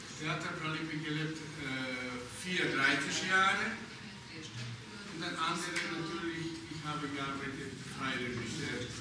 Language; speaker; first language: German; non-native, learner; Romany